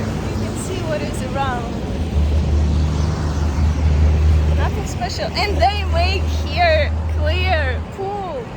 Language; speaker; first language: English; non-native, learner; Russian